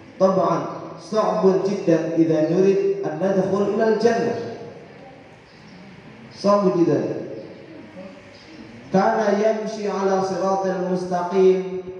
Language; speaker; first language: Arabic; non-native, learner; Indonesian